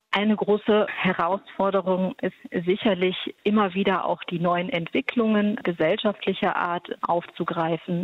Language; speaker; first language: German; native; German